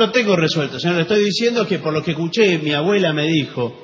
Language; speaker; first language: Spanish; native; Spanish